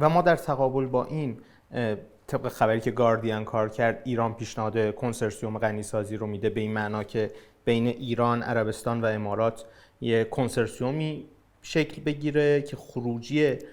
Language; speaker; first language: Persian; native; Persian